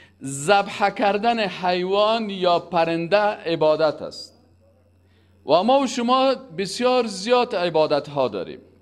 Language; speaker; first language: Persian; native; Persian